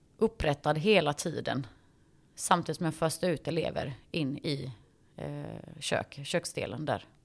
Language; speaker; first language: Swedish; early bilingual, other home language; Bosnian